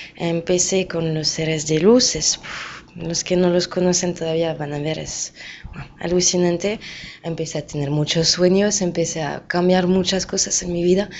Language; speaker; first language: Spanish; non-native, fluent; French